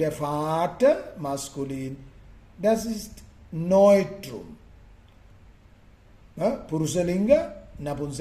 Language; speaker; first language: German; non-native, fluent; Sinhala